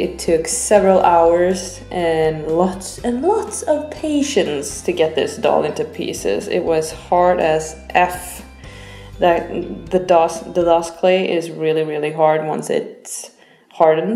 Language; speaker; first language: English; non-native, fluent; Swedish